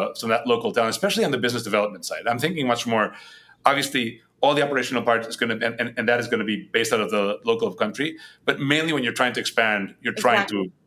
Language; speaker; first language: English; non-native, fluent; Spanish